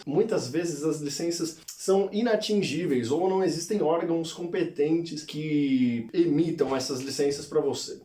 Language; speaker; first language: Portuguese; native; Portuguese